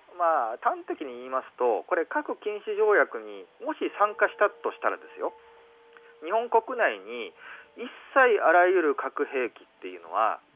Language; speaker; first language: Japanese; native; Japanese